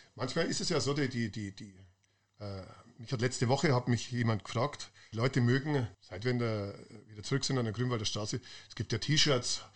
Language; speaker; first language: German; native; German